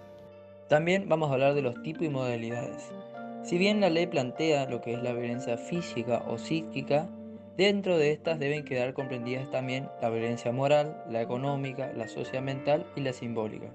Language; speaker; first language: Spanish; native; Spanish